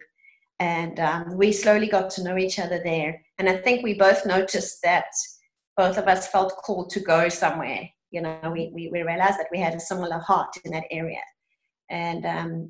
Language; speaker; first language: English; native; English